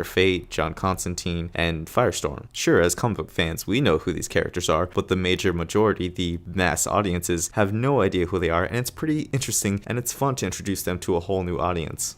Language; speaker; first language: English; native; English